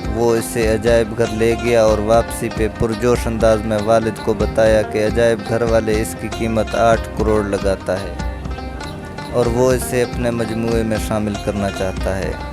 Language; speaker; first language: Urdu; non-native, local second language; Baluchi